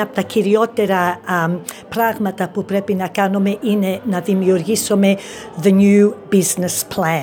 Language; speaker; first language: Greek; early bilingual, heritage; Greek